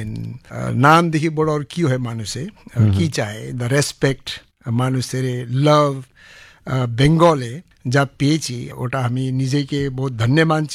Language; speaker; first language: Bangla; non-native, local second language; Nepali